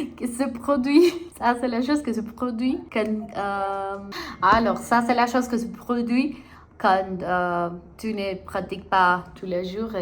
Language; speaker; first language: French; non-native, learner; Spanish